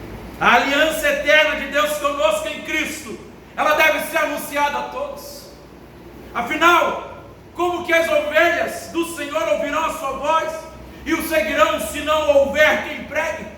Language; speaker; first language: Portuguese; native; Portuguese